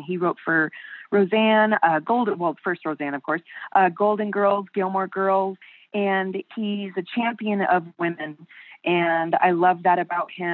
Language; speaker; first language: English; native; English